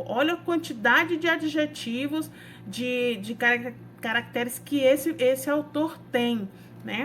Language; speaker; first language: Portuguese; native; Portuguese